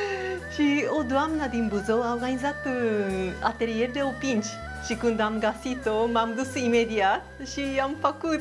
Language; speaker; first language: Romanian; non-native, fluent; Japanese